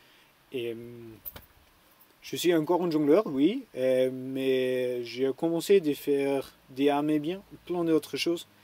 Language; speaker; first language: French; non-native, learner; German